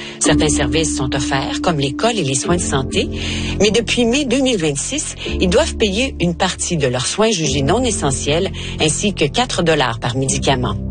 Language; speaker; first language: French; native; French